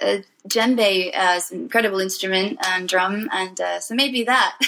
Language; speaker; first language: English; native; English